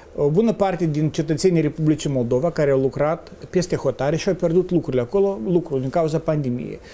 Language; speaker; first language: Romanian; native; Romanian